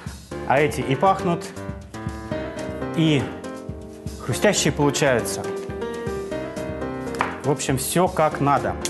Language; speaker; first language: Russian; native; Russian